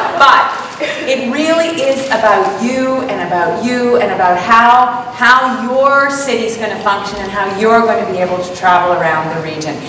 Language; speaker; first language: English; native; English